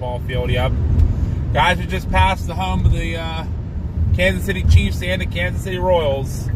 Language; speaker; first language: English; native; English